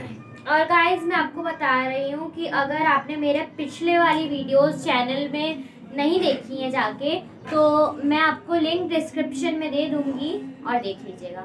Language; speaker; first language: Hindi; native; Hindi